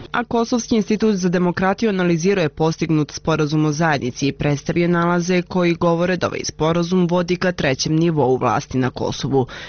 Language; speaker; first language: Serbian; non-native, local second language; Albanian